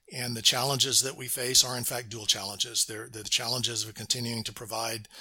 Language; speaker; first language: English; native; English